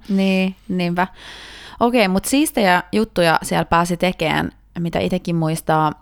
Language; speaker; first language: Finnish; native; Finnish